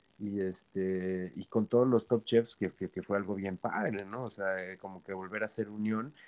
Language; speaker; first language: Spanish; native; Spanish